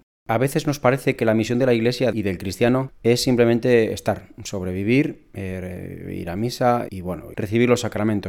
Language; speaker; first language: Spanish; native; Spanish